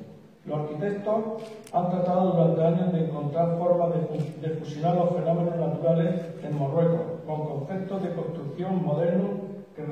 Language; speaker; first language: Spanish; native; Spanish